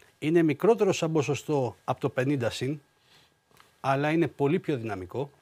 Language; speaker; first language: Greek; native; Greek